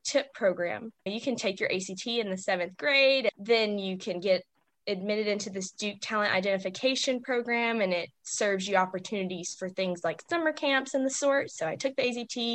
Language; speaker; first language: English; native; English